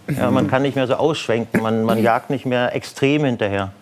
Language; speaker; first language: German; native; German